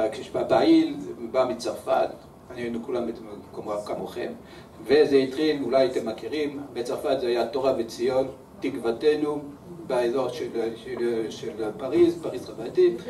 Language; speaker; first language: Hebrew; early bilingual, other home language; French